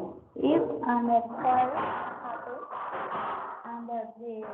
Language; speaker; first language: English; non-native, learner; Spanish